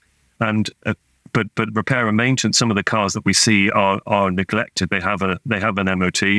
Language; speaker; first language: English; native; English